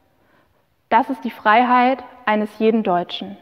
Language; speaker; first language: German; native; German